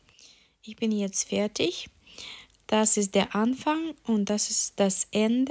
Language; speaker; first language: German; non-native, fluent; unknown